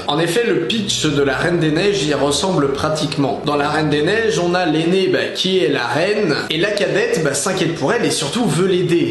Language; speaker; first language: French; native; French